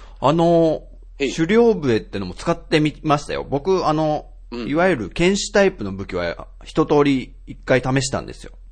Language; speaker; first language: Japanese; native; Japanese